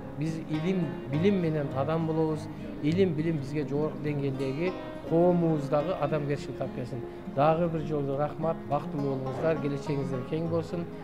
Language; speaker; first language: Kyrgyz; native; Kyrgyz